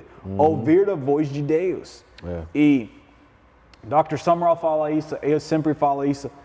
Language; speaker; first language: Portuguese; non-native, learner; English